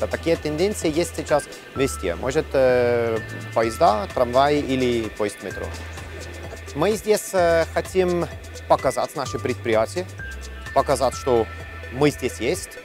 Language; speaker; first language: Russian; non-native, learner; German